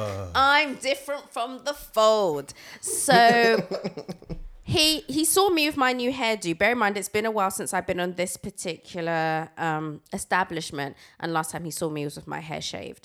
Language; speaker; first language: English; native; English